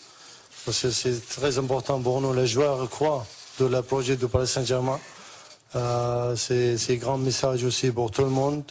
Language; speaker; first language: French; non-native, learner; Arabic